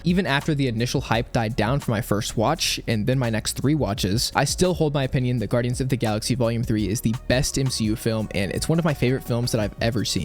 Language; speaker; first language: English; native; English